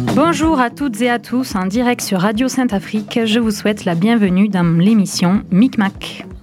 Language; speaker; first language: French; native; French